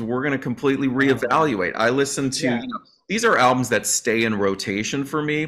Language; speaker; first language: English; native; English